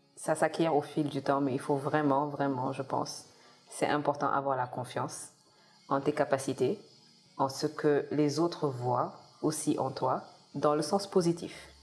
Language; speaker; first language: French; non-native, local second language; Kabuverdianu